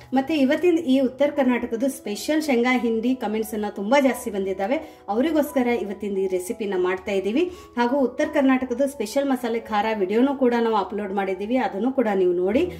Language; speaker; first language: Kannada; native; Kannada